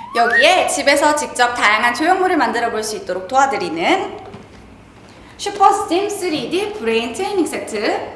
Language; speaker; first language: Korean; native; Korean